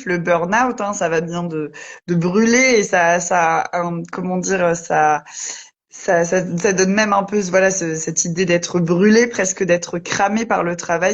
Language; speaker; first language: French; native; French